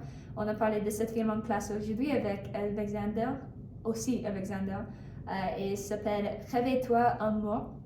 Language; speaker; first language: French; non-native, learner; English